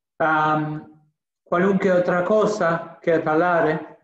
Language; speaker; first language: Italian; non-native, fluent; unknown